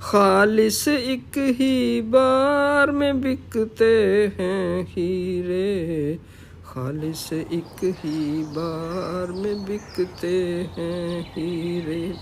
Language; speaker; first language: Urdu; native; Urdu